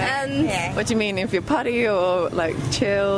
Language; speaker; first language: English; native; English